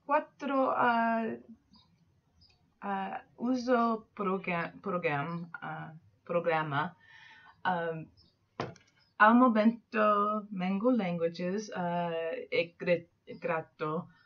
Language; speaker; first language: Italian; non-native, learner; English